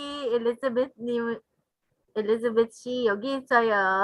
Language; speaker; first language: Korean; non-native, learner; English